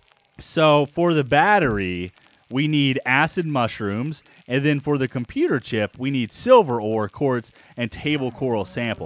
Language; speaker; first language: English; native; English